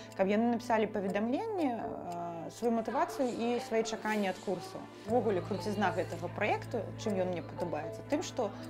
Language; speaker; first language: Belarusian; non-native, local second language; Russian